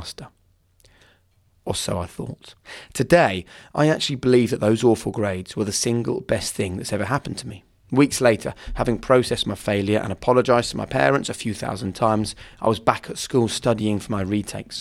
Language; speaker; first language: English; native; English